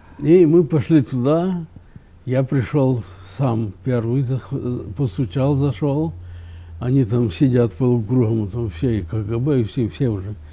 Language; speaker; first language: Russian; native; Russian